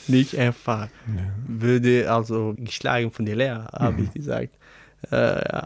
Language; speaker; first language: German; non-native, learner; Arabic